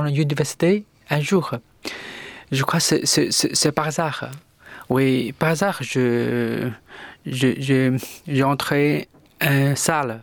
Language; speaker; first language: French; non-native, learner; Chinese